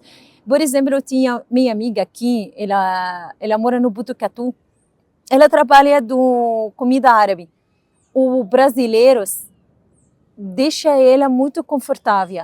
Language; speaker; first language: Portuguese; non-native, learner; Arabic